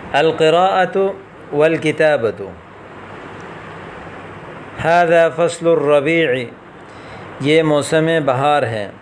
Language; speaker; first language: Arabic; non-native, fluent; Urdu